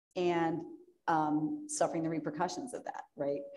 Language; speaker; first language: English; native; English